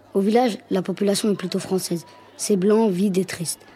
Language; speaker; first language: French; native; French